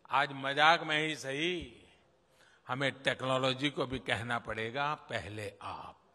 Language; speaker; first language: Hindi; non-native, local second language; Gujarati